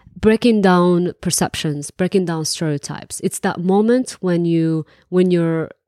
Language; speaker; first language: English; non-native, fluent; Arabic